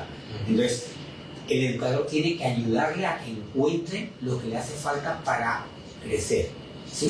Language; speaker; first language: Spanish; native; Spanish